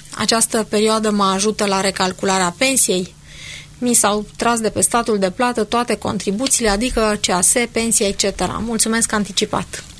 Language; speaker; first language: Romanian; native; Romanian